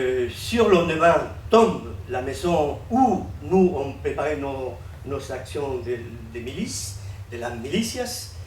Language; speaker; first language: French; non-native, fluent; Spanish